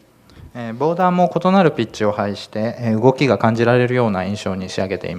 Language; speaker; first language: Japanese; native; Japanese